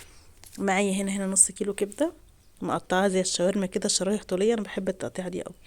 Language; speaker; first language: Arabic; native; Arabic